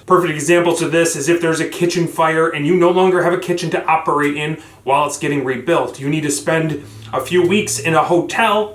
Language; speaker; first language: English; native; English